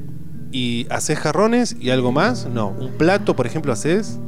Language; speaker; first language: Spanish; native; Spanish